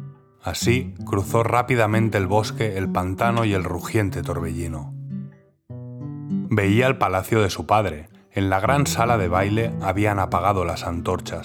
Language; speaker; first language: Spanish; native; Spanish